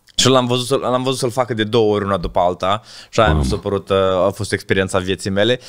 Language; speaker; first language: Romanian; native; Romanian